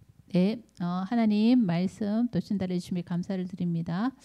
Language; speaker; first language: Korean; native; Korean